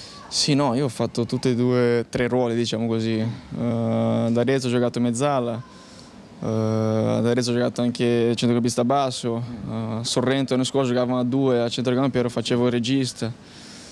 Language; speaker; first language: Italian; non-native, fluent; Portuguese